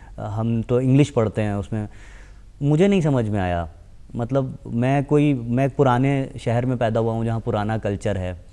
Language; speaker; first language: Hindi; native; Hindi